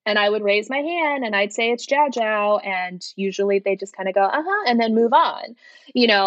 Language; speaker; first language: English; early bilingual, other home language; Chinese